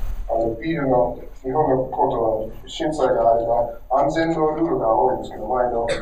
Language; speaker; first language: Japanese; non-native, learner; English